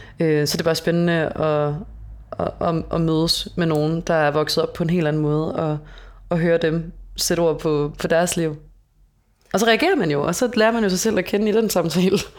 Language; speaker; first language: Danish; native; Danish